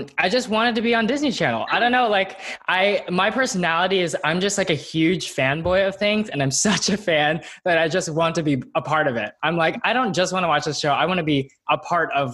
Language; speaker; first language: English; native; English